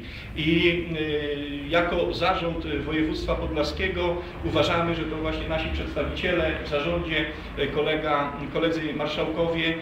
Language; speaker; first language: Polish; native; Polish